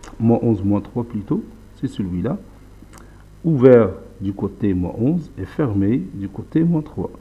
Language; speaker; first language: French; non-native, local second language; Arabic